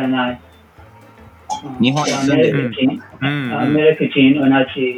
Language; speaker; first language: Japanese; non-native, learner; English